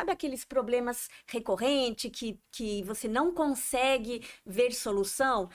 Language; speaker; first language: Portuguese; non-native, fluent; French